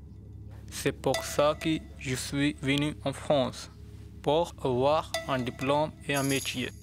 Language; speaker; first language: French; non-native, learner; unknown